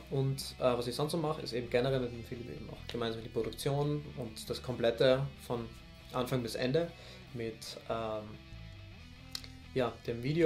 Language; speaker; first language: German; native; German